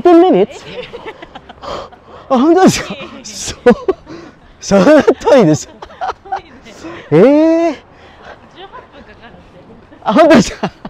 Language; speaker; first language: Japanese; non-native, learner; Filipino